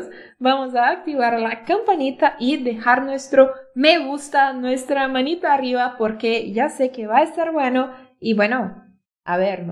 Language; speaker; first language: Spanish; non-native, fluent; Portuguese